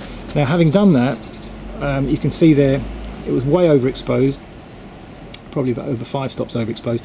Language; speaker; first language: English; native; English